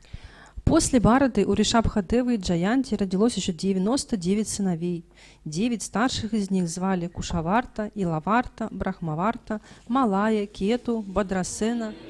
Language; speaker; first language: Russian; native; Russian